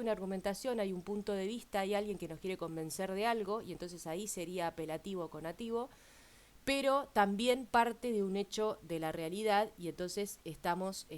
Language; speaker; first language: Spanish; native; Spanish